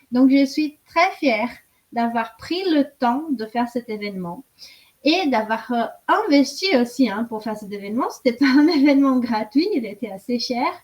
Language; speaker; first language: French; non-native, fluent; Portuguese